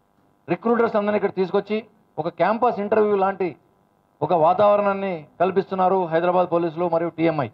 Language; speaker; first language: Telugu; native; Telugu